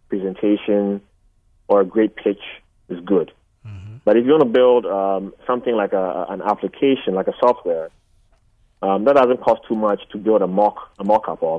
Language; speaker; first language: English; non-native, local second language; Akan